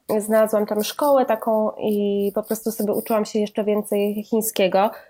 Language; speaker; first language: Polish; native; Polish